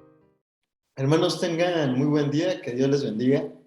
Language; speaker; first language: Spanish; native; Spanish